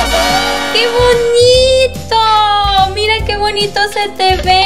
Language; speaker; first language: Spanish; native; Spanish